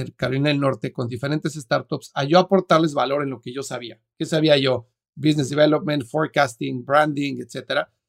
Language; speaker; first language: Spanish; native; Spanish